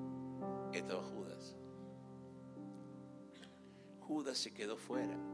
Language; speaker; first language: Spanish; native; Spanish